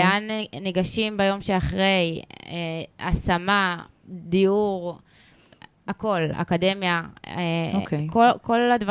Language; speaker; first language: Hebrew; native; Hebrew